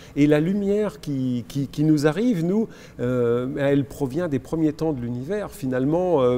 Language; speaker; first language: French; native; French